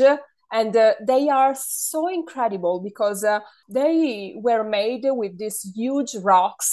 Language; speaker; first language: English; non-native, fluent; Italian